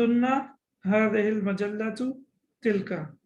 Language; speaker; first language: Arabic; non-native, fluent; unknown